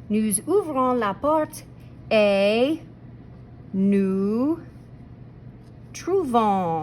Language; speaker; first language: French; non-native, fluent; English